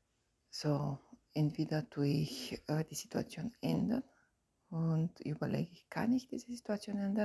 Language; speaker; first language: German; non-native, fluent; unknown